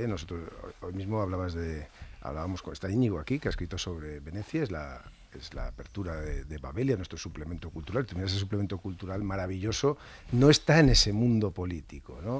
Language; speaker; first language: Spanish; native; Spanish